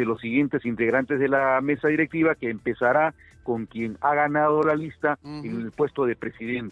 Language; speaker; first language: Spanish; native; Spanish